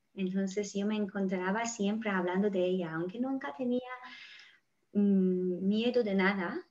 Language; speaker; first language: Spanish; non-native, fluent; Persian